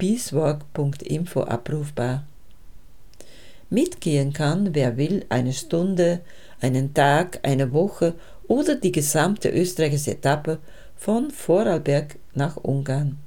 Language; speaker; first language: German; native; German